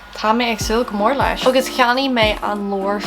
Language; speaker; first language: Irish; non-native, local second language; English